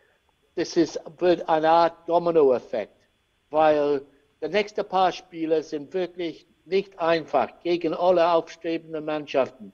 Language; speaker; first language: German; non-native, learner; English